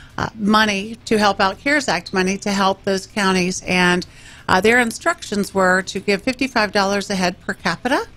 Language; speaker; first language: English; native; English